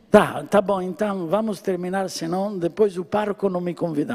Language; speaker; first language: Portuguese; non-native, fluent; Italian